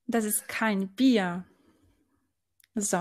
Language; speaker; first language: German; non-native, fluent; Polish